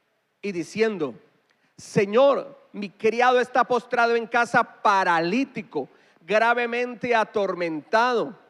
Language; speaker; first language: Spanish; native; Spanish